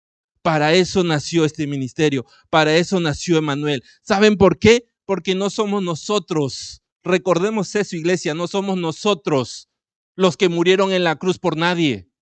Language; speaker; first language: Spanish; native; Spanish